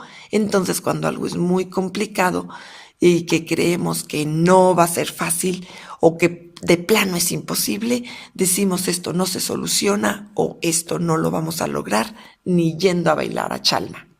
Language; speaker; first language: Spanish; native; Spanish